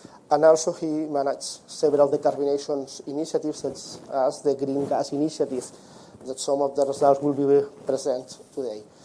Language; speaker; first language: English; non-native, fluent; Spanish